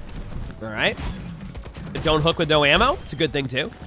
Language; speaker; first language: English; native; English